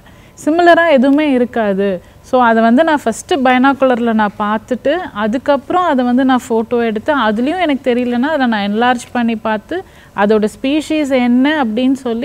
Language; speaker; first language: Tamil; native; Tamil